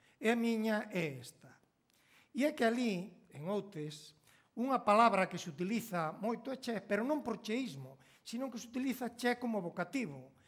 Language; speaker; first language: Galician; native; Galician